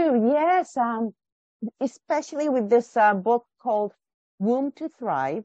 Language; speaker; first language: English; non-native, fluent; Japanese